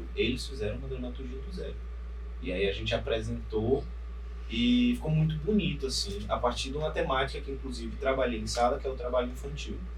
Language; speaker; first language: Portuguese; native; Portuguese